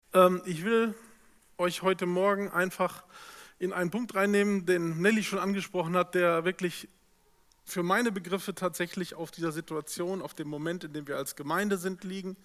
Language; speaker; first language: German; native; German